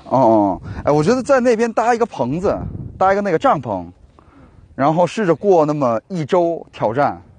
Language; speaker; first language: Chinese; non-native, fluent; Korean